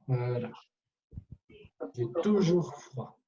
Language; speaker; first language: French; non-native, fluent; Kurdish